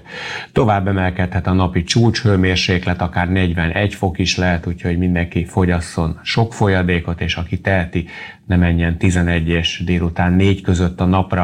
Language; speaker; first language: Hungarian; native; Hungarian